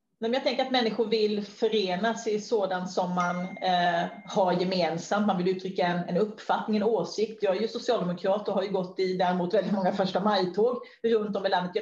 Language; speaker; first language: Swedish; native; Swedish